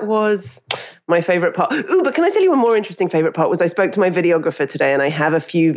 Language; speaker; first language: English; native; English